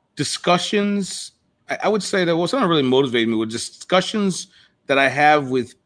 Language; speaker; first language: English; native; English